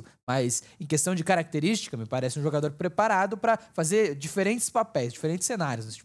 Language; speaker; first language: Portuguese; native; Portuguese